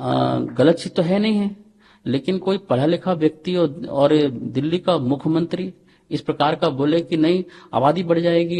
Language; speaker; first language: Hindi; native; Hindi